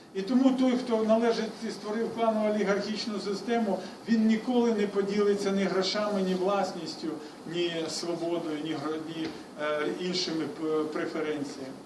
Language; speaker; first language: Ukrainian; non-native, local second language; Russian